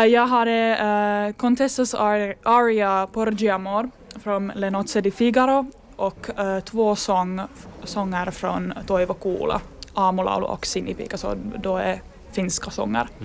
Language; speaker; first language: Swedish; non-native, learner; Finnish